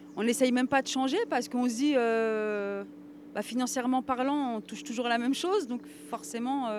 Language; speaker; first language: French; native; French